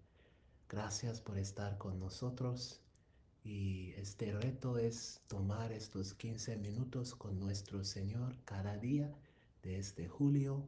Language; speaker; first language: Spanish; non-native, fluent; English